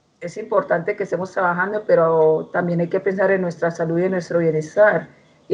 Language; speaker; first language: Spanish; native; Spanish